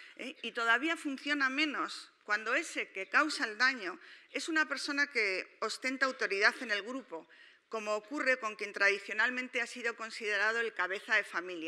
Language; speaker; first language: Spanish; native; Spanish